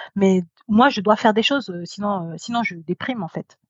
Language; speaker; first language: French; native; French